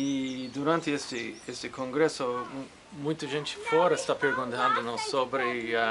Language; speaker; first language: Portuguese; non-native, fluent; English